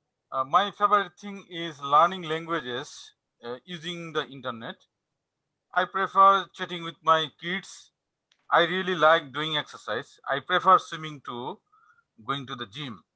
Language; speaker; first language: English; non-native, learner; Bangla